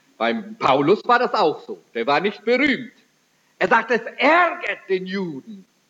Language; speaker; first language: German; early bilingual, heritage; German